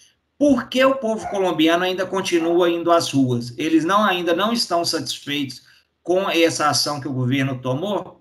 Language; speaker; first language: Portuguese; native; Portuguese